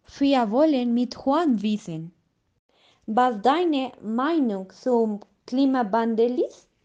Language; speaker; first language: German; non-native, learner; Spanish